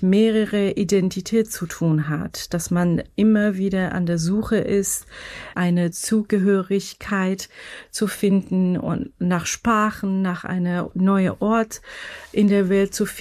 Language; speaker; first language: German; non-native, fluent; Persian